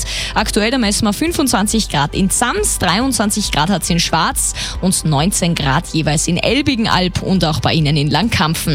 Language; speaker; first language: German; native; German